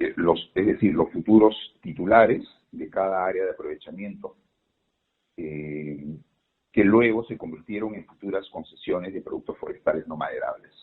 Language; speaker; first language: Spanish; native; Spanish